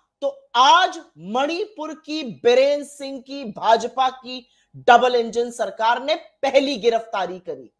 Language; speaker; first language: Hindi; native; Hindi